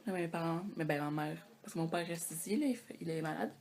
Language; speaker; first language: French; native; French